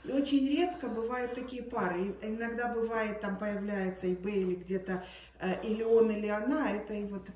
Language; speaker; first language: Russian; native; Russian